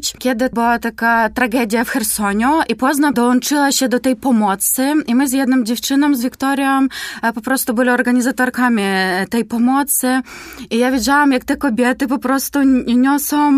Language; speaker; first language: Polish; non-native, learner; Ukrainian